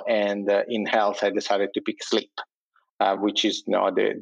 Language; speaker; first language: English; non-native, fluent; Italian